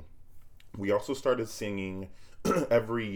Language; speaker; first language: English; native; English